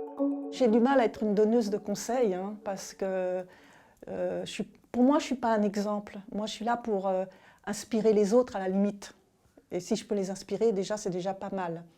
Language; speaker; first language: French; native; French